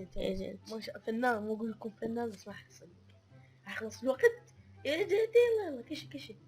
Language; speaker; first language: Arabic; native; Arabic